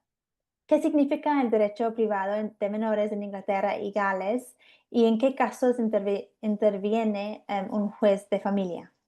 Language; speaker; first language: Spanish; non-native, fluent; English